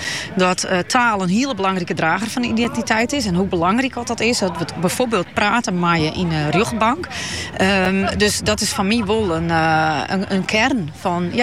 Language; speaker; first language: Dutch; native; Dutch